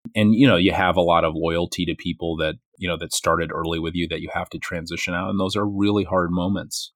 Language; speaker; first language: English; native; English